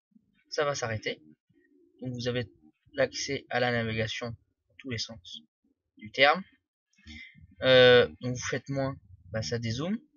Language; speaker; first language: French; native; French